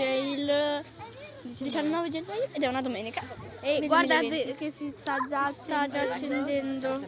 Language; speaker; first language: Italian; native; Italian